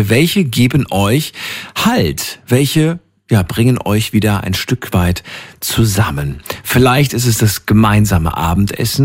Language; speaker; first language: German; native; German